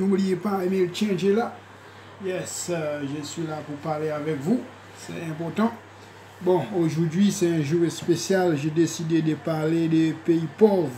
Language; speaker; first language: French; non-native, local second language; Haitian Creole